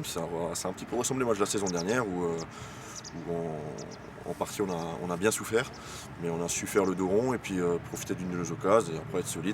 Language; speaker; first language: French; native; French